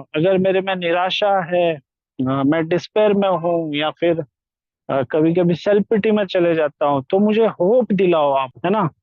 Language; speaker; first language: Hindi; non-native, local second language; Marathi